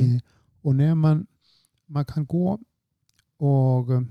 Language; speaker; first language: Swedish; non-native, fluent; Icelandic